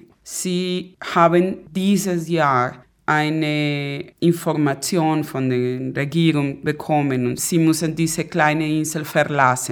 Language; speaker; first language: German; non-native, fluent; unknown